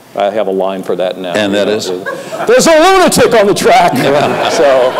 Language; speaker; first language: English; native; English